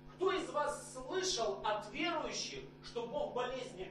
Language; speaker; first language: Polish; non-native, learner; Russian